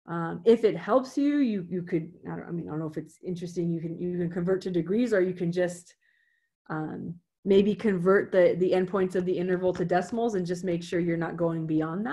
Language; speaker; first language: English; native; English